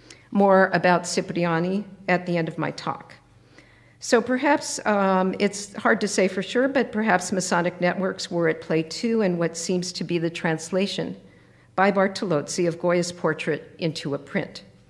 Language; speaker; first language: English; native; English